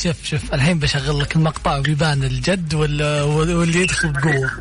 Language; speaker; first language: Arabic; native; Arabic